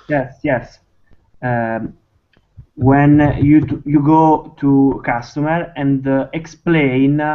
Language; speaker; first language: English; non-native, learner; Italian